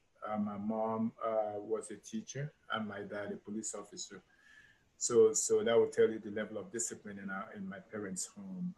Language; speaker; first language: English; non-native, local second language; Igbo